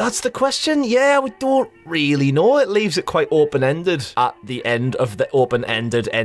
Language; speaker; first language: English; native; English